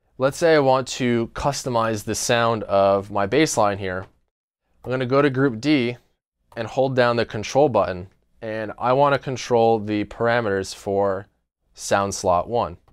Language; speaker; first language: English; native; English